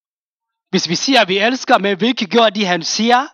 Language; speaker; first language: Danish; non-native, fluent; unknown